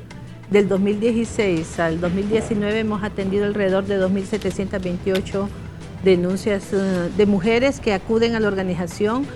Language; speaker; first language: Spanish; native; Spanish